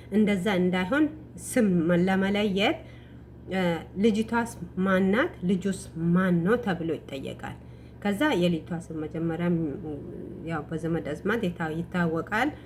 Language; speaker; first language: Amharic; non-native, local second language; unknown